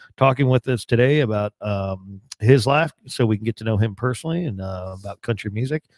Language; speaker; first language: English; native; English